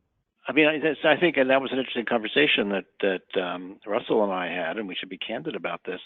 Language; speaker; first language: English; native; English